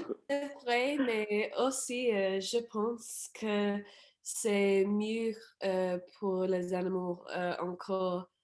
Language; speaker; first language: French; non-native, fluent; English